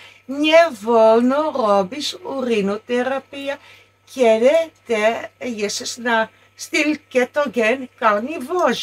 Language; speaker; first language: Polish; non-native, learner; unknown